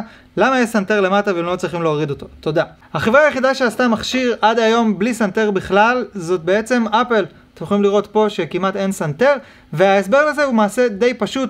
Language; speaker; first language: Hebrew; native; Hebrew